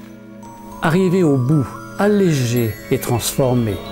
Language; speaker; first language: French; native; French